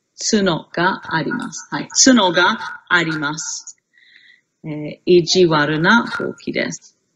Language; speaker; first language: Japanese; non-native, fluent; English